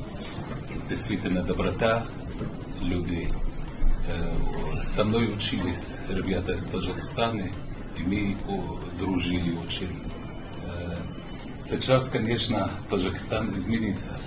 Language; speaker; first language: Russian; non-native, fluent; Arabic